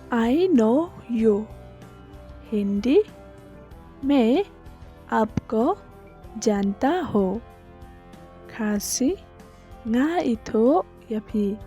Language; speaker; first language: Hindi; non-native, learner; Khasi